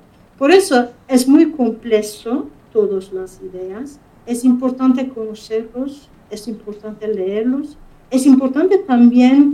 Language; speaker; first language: Spanish; non-native, fluent; Kurdish